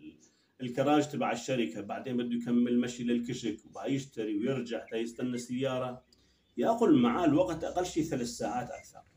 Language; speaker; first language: Arabic; native; Arabic